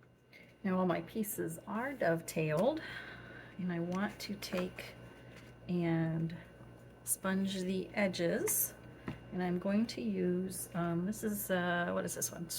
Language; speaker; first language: English; native; English